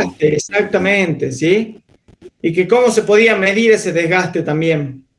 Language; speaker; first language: Spanish; native; Spanish